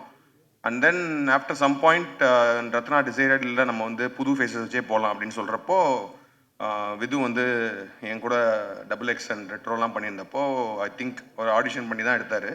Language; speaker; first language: Tamil; native; Tamil